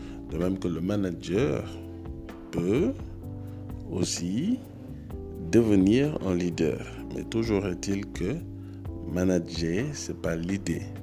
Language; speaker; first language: French; non-native, local second language; Wolof